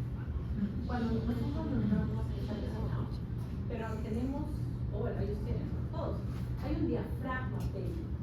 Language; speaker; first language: Spanish; native; Spanish